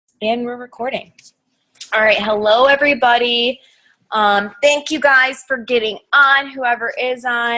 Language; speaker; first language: English; native; English